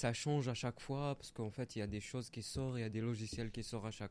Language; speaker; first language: French; native; French